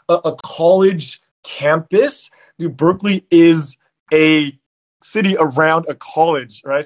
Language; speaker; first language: English; native; English